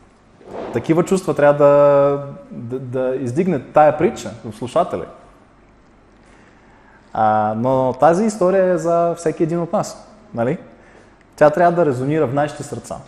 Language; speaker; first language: Bulgarian; non-native, fluent; Russian